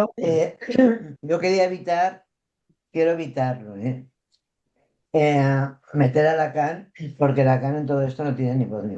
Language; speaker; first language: Spanish; native; Spanish